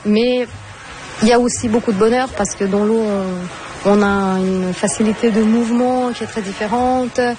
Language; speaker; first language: French; non-native, fluent; Portuguese